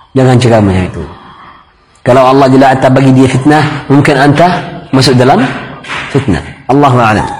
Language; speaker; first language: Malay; non-native, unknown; Arabic